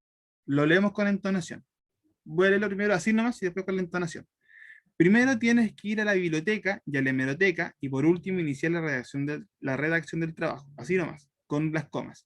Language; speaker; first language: Spanish; native; Spanish